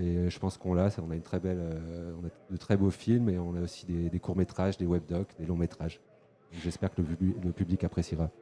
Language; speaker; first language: French; native; French